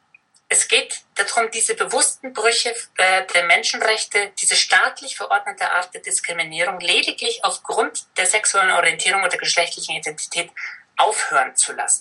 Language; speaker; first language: German; native; German